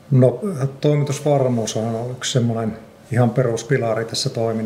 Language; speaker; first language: Finnish; native; Finnish